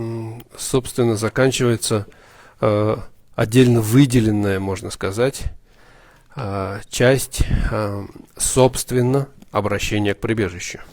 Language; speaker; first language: Russian; native; Russian